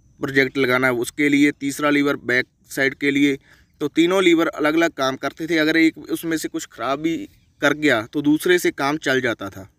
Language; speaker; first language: Hindi; non-native, local second language; Punjabi